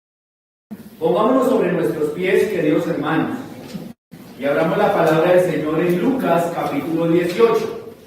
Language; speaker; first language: Spanish; native; Spanish